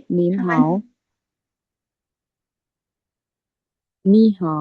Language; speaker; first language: Chinese; non-native, learner; Lao